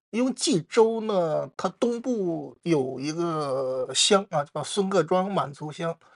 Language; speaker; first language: Chinese; native; Chinese